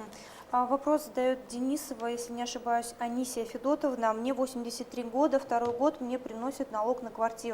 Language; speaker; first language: Russian; native; Russian